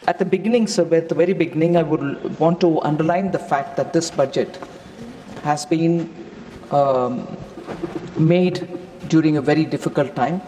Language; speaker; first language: English; non-native, local second language; Tamil